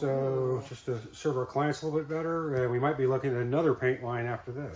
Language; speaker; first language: English; native; English